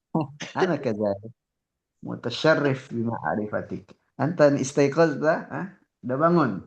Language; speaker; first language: Arabic; non-native, fluent; Indonesian